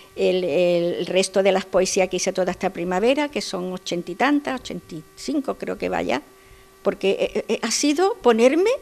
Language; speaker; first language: Spanish; native; Spanish